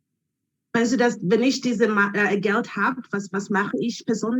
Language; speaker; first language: German; non-native, learner; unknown